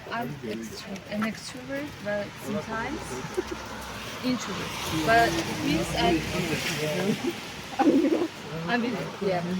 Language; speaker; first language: English; non-native, learner; Russian